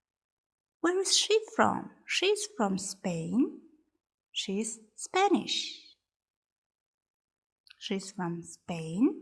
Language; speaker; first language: English; non-native, fluent; Kyrgyz